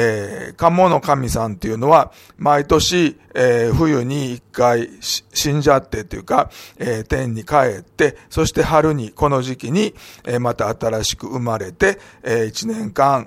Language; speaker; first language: Japanese; native; Japanese